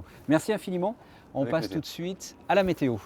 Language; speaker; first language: French; native; French